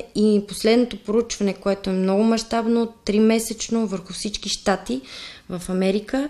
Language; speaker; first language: Bulgarian; native; Bulgarian